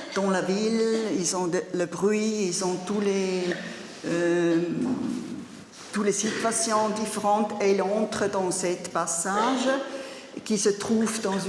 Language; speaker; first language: French; non-native, learner; German